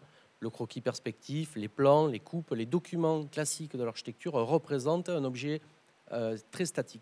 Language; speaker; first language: French; native; French